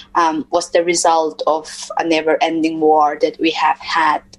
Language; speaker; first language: English; non-native, local second language; Mizo